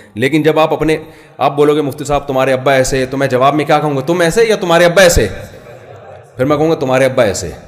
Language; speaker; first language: Urdu; non-native, local second language; Pashto